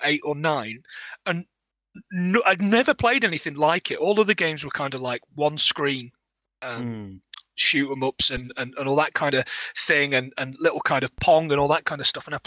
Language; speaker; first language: English; native; English